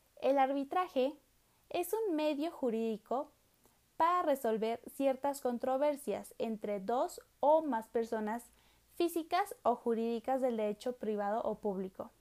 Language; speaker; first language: Spanish; native; Spanish